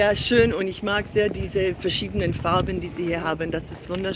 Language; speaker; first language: German; non-native, learner; English